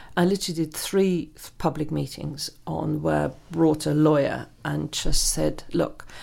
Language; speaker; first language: English; non-native, fluent; German